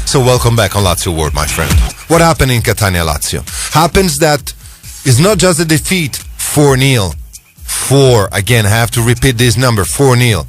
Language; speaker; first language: English; non-native, fluent; Italian